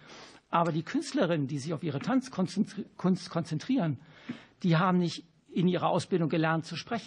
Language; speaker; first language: German; native; German